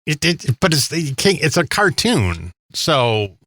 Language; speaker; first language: English; native; English